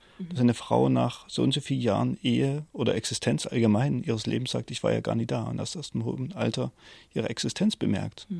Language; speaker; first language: German; native; German